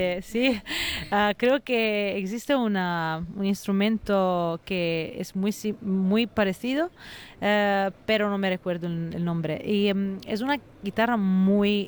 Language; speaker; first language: Spanish; non-native, fluent; Italian